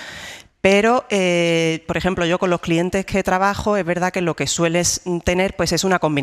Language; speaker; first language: Spanish; native; Spanish